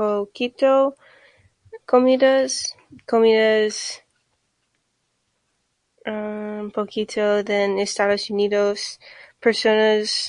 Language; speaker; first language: Spanish; non-native, learner; English